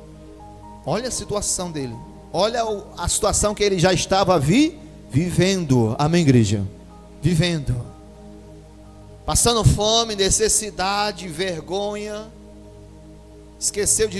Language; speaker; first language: Portuguese; native; Portuguese